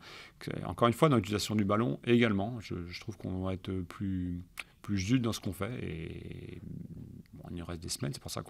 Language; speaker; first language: French; native; French